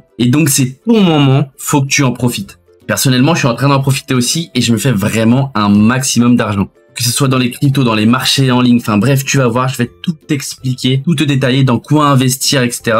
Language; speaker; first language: French; native; French